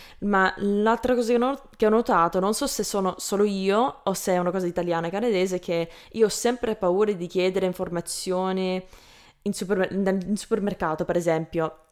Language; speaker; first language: Italian; non-native, fluent; English